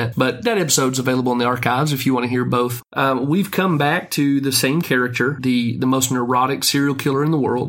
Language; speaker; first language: English; native; English